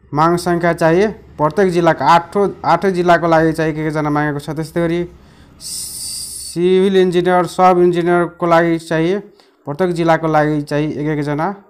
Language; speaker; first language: Nepali; non-native, local second language; Maithili